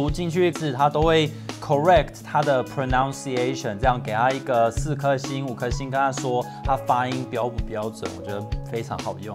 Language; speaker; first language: Chinese; non-native, fluent; English